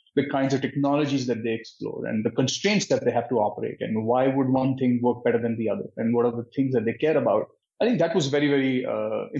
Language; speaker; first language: English; non-native, local second language; Hindi